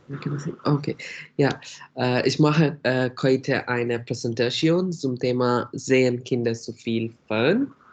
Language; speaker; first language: German; non-native, learner; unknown